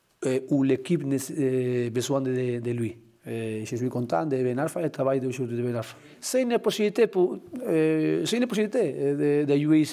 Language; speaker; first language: French; non-native, learner; Spanish